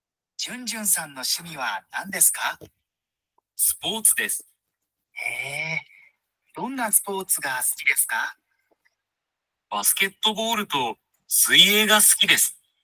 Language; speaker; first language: Japanese; non-native, learner; Bangla